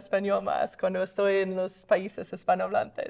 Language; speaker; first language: Spanish; non-native, fluent; English